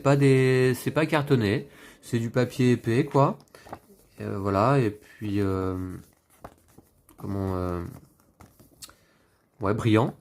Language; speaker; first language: French; native; French